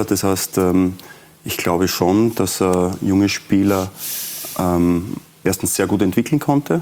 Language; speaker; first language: German; native; German